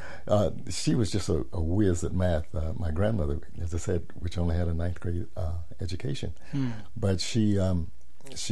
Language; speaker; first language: English; native; English